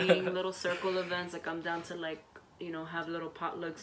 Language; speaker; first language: English; native; English